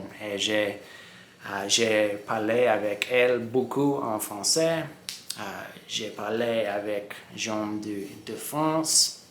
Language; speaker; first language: French; non-native, learner; English